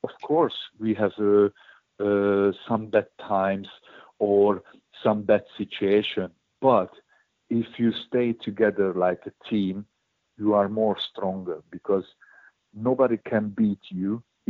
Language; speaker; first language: English; non-native, learner; Hungarian